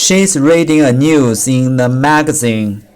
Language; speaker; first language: English; non-native, learner; Chinese